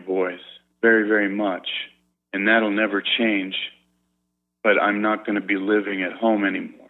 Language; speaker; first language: English; native; English